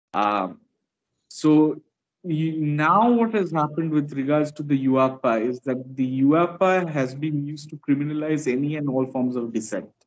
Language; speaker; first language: English; non-native, local second language; Bangla